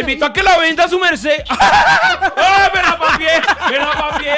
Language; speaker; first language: Spanish; native; Spanish